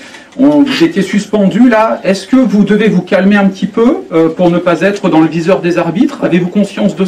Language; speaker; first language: French; native; French